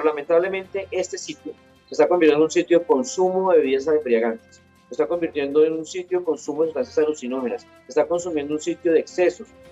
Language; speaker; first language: Spanish; native; Spanish